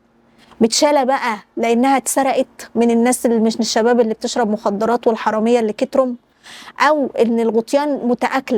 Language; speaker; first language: Arabic; native; Arabic